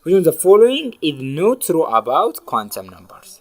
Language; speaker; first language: English; non-native, local second language; Amharic